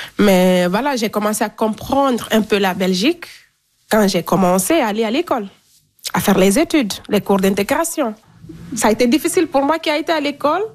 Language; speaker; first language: French; non-native, local second language; Fula